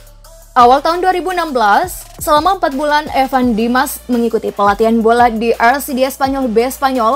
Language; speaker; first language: Indonesian; native; Indonesian